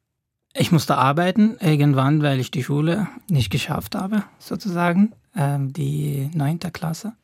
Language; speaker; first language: German; non-native, fluent; Arabic